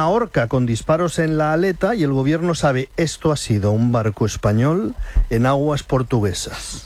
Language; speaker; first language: Spanish; native; Spanish